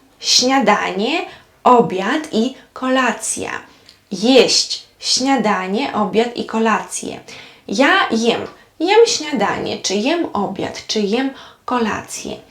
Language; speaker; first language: Polish; non-native, fluent; Ukrainian